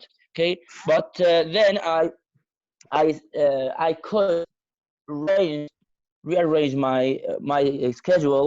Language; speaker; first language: English; non-native, fluent; Arabic